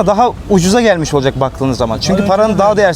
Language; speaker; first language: Turkish; native; Turkish